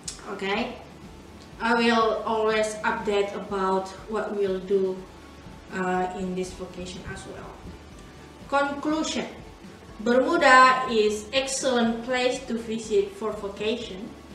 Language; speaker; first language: English; non-native, learner; Indonesian